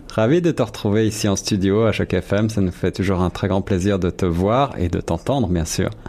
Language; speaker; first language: French; native; French